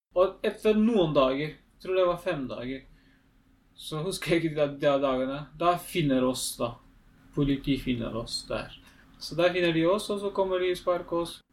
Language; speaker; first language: Norwegian; non-native, learner; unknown